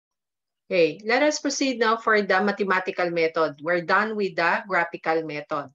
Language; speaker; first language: English; non-native, local second language; Filipino